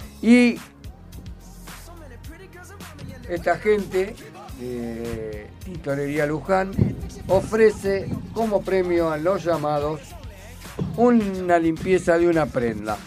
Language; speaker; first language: Spanish; native; Spanish